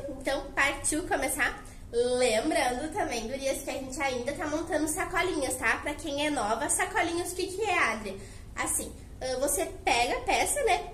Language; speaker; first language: Portuguese; native; Portuguese